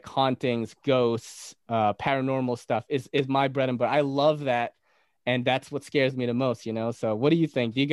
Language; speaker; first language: English; early bilingual, other home language; Bikol